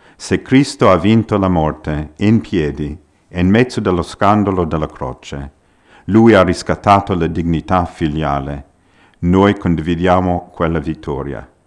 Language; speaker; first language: Italian; non-native, fluent; English